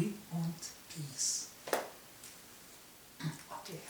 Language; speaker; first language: English; non-native, learner; Russian